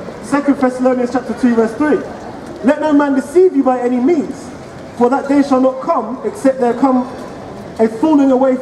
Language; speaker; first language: English; native; English